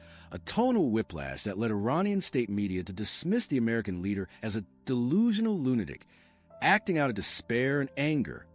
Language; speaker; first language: English; native; English